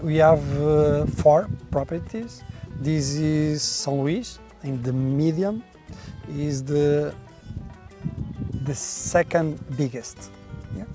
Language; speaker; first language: English; non-native, learner; Portuguese